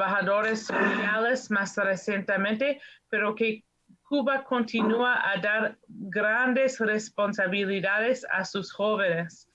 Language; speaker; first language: Spanish; non-native, learner; English